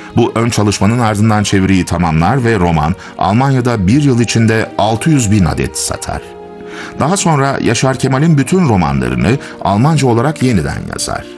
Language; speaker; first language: Turkish; native; Turkish